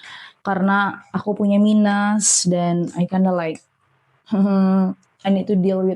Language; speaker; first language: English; non-native, learner; Indonesian